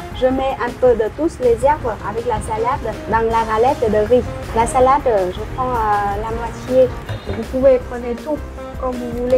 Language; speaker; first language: French; non-native, fluent; Vietnamese